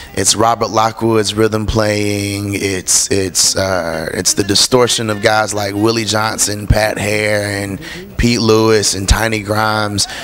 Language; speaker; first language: English; native; English